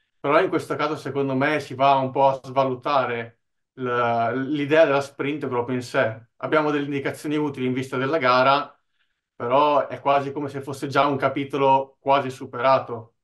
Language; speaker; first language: Italian; native; Italian